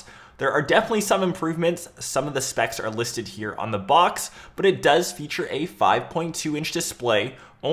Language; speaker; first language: English; native; English